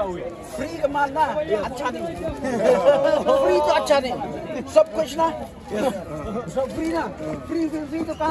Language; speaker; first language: Hindi; non-native, learner; Malay